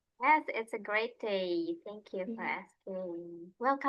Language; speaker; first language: English; non-native, fluent; Indonesian